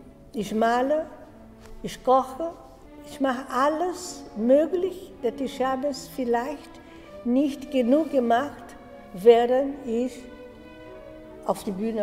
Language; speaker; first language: German; non-native, fluent; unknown